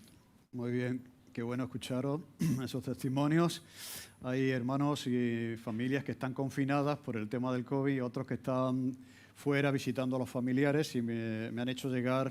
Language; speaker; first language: Spanish; native; Spanish